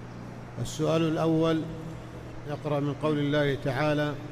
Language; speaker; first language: Arabic; native; Arabic